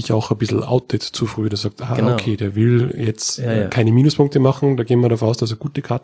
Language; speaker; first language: German; native; German